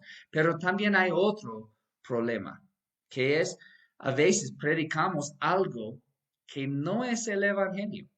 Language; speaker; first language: Spanish; non-native, fluent; English